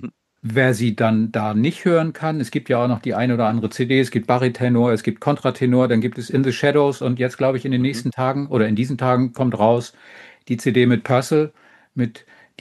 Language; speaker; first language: German; native; German